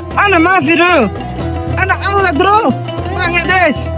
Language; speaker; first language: Arabic; non-native, learner; Bangla